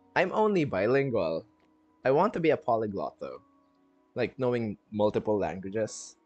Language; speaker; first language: English; non-native, local second language; Filipino